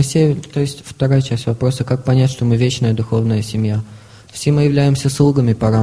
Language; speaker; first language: Russian; native; Russian